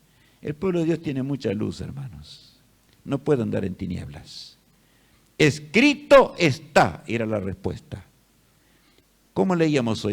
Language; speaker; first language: Spanish; native; Spanish